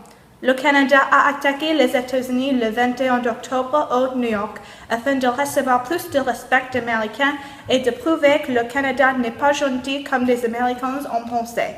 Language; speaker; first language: French; non-native, learner; English